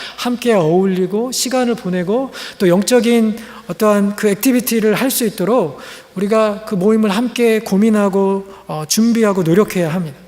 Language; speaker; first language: Korean; native; Korean